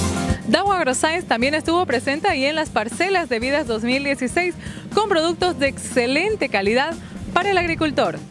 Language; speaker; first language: Spanish; native; Spanish